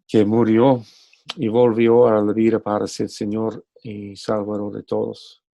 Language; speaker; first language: Spanish; non-native, fluent; English